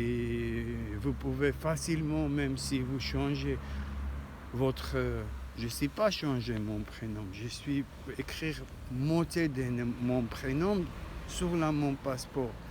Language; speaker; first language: French; non-native, learner; Armenian